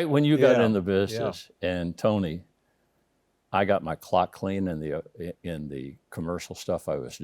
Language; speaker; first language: English; native; English